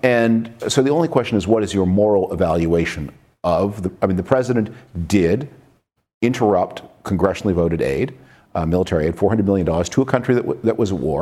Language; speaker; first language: English; native; English